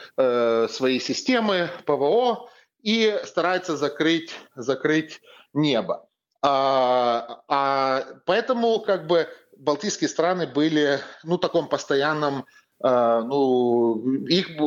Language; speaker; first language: Russian; non-native, fluent; Lithuanian